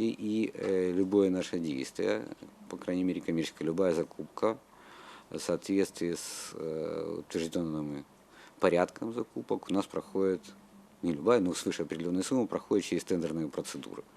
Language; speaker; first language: Russian; native; Russian